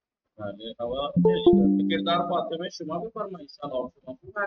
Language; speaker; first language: Persian; non-native, fluent; Urdu